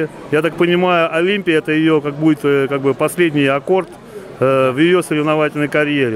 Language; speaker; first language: Russian; native; Russian